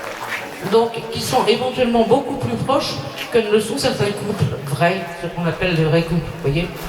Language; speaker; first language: French; native; French